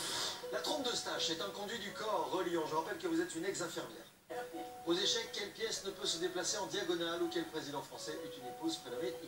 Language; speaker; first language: French; native; French